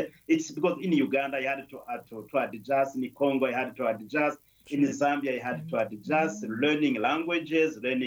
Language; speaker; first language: English; non-native, local second language; Kinyarwanda